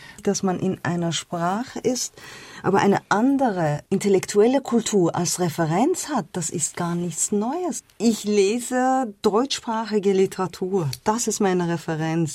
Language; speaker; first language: German; non-native, fluent; Persian